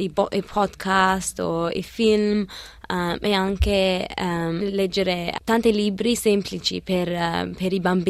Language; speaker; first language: Italian; early bilingual, other home language; Arabic